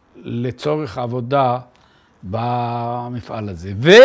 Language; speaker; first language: Hebrew; native; Hebrew